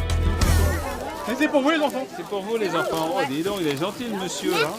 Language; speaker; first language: French; native; French